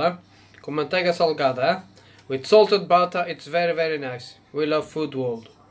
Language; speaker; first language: English; non-native, fluent; Portuguese